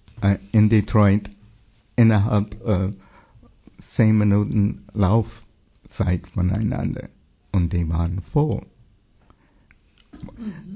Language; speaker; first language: German; non-native, fluent; English